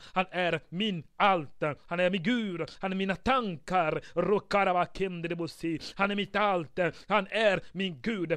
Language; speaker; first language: Swedish; non-native, fluent; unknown